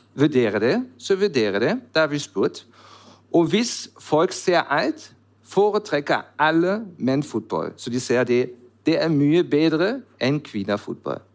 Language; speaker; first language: Norwegian; non-native, fluent; German